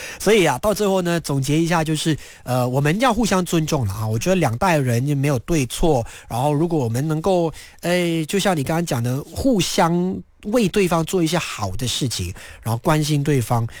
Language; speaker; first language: Chinese; native; Chinese